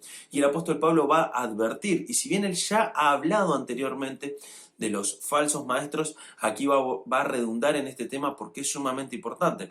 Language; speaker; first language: Spanish; native; Spanish